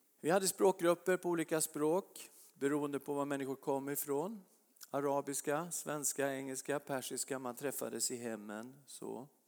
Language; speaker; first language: Swedish; native; Swedish